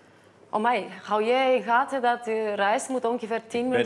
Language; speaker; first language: Dutch; non-native, fluent; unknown